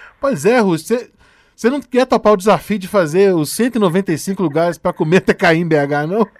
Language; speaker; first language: Portuguese; native; Portuguese